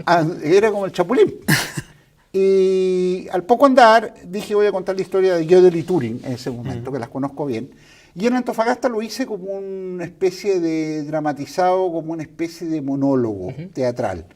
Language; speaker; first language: Spanish; native; Spanish